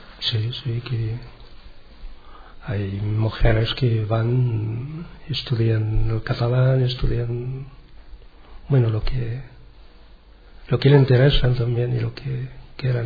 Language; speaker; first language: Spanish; non-native, learner; Arabic